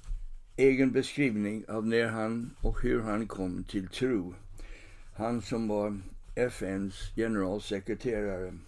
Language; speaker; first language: Swedish; non-native, fluent; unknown